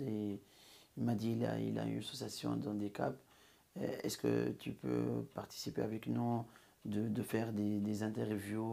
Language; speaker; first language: French; non-native, local second language; Arabic